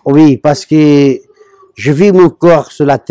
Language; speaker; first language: French; non-native, learner; Portuguese